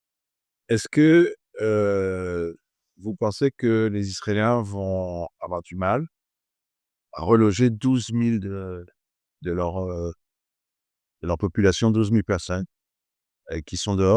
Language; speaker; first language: French; native; French